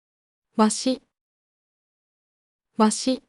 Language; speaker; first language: Japanese; native; Japanese